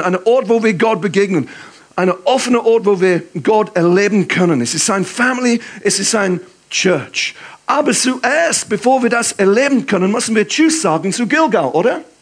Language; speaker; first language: German; non-native, fluent; English